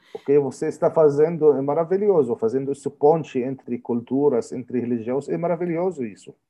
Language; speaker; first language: Portuguese; non-native, learner; Arabic